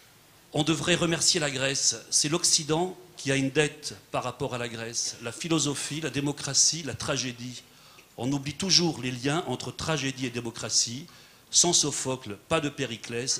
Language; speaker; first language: French; native; French